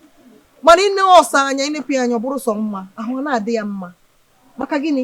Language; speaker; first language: Igbo; native; Igbo